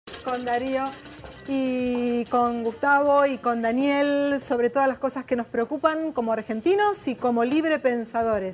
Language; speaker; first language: Spanish; native; Spanish